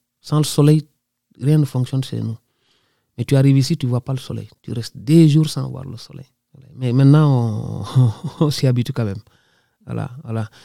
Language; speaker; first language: French; non-native, local second language; Wolof